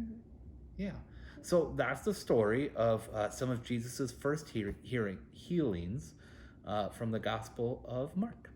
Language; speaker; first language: English; native; English